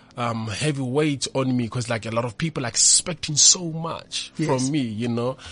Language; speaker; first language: English; non-native, local second language; Northern Sotho